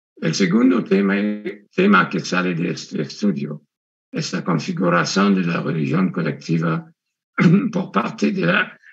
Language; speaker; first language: Spanish; non-native, fluent; French